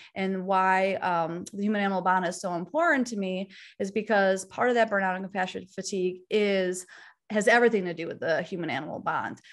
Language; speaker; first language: English; native; English